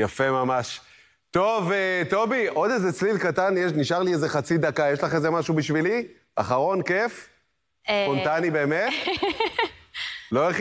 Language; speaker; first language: Hebrew; native; Hebrew